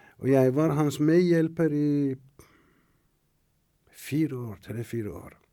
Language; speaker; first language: Norwegian; non-native, fluent; Persian